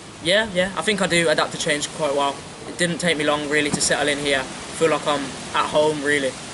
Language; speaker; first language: English; native; English